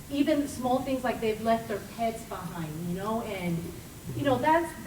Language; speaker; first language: English; early bilingual, other home language; Spanish